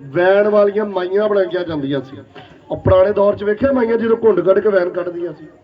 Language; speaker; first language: Urdu; non-native, local second language; Punjabi